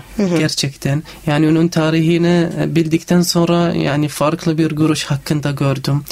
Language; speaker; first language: Turkish; non-native, learner; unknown